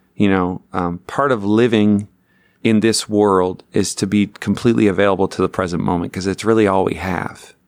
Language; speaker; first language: English; native; English